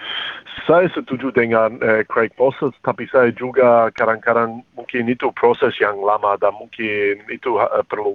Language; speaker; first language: Indonesian; early bilingual, heritage; English